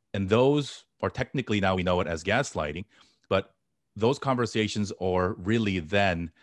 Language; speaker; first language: English; native; English